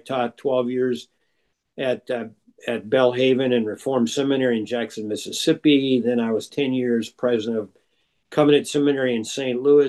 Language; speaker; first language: English; native; English